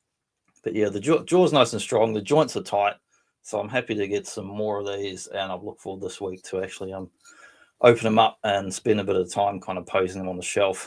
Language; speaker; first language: English; native; English